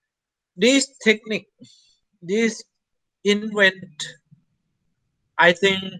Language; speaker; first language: English; non-native, fluent; Thai